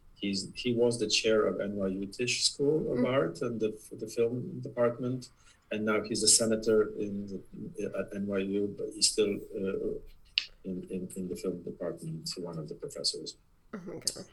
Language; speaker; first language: English; non-native, fluent; Polish